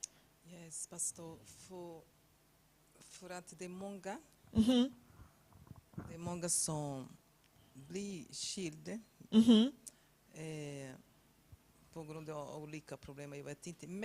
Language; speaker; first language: Swedish; non-native, fluent; Portuguese